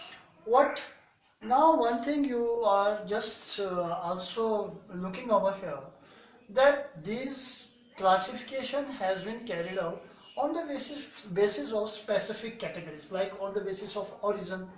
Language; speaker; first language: English; non-native, local second language; Hindi